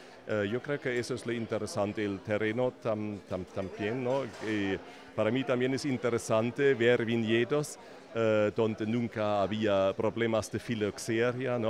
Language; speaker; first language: Spanish; non-native, fluent; German